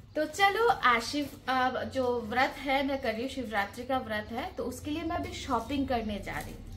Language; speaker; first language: Hindi; non-native, local second language; Bangla